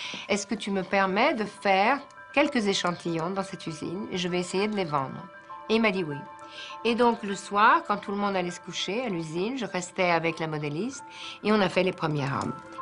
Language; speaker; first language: French; native; French